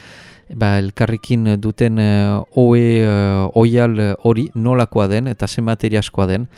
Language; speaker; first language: Basque; native; Basque